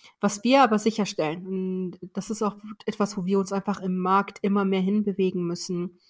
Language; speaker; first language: German; early bilingual, other home language; Persian